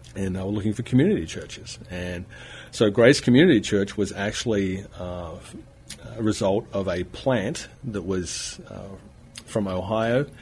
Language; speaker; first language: English; native; English